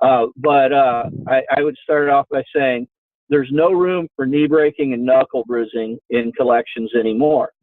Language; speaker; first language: English; native; English